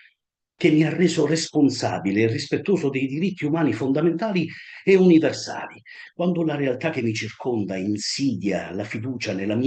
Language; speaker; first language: Italian; native; Italian